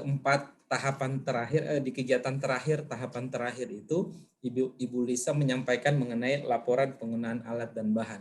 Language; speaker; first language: Indonesian; native; Indonesian